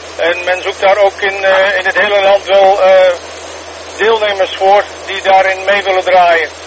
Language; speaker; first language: Dutch; native; Dutch